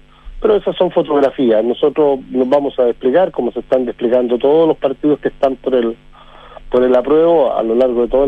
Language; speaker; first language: Spanish; native; Spanish